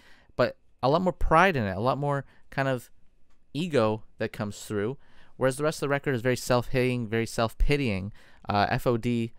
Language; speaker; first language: English; native; English